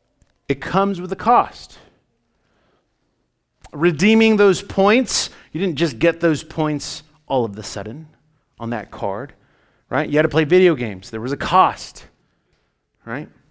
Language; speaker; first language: English; native; English